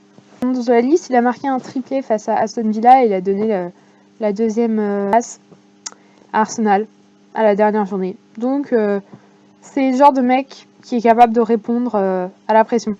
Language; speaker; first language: French; native; French